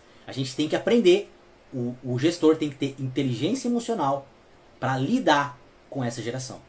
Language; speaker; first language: Portuguese; native; Portuguese